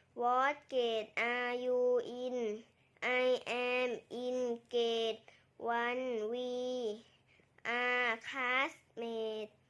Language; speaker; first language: English; non-native, learner; Thai